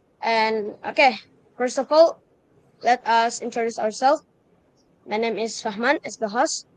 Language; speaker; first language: English; non-native, learner; Indonesian